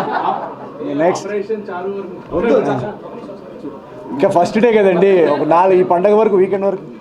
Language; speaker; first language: Telugu; native; Telugu